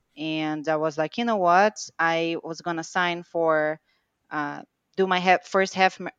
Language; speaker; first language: English; non-native, fluent; Portuguese